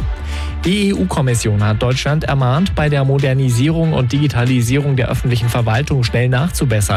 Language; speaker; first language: German; native; German